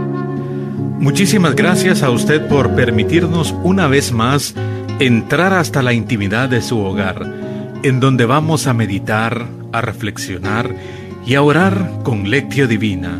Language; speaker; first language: Spanish; native; Spanish